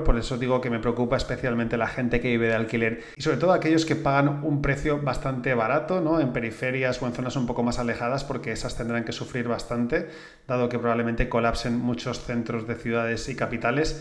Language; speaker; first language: Spanish; native; Spanish